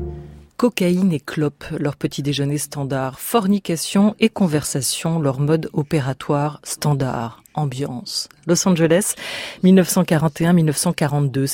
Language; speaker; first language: French; native; French